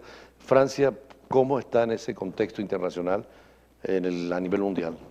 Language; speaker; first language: Spanish; native; Spanish